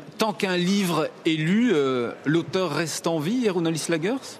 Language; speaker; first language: French; native; French